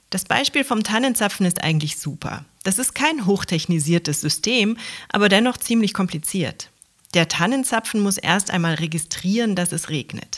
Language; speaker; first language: German; native; German